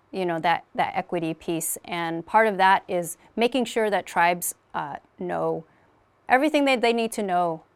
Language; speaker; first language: English; native; English